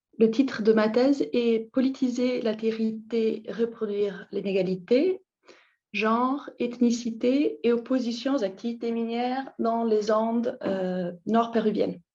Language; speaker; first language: French; non-native, fluent; Italian